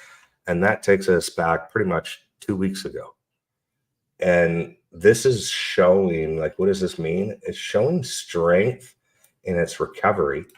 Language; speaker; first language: English; native; English